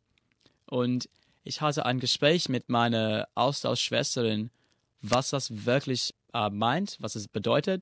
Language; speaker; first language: German; non-native, fluent; English